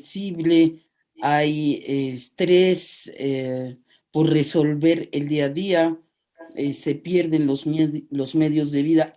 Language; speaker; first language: Spanish; native; Spanish